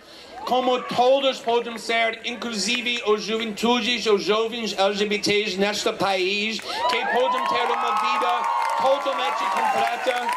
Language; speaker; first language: Portuguese; non-native, fluent; English